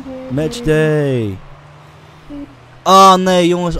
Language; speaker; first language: English; non-native, learner; Dutch